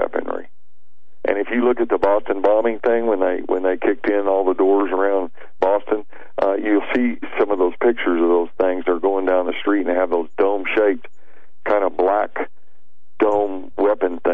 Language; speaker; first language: English; native; English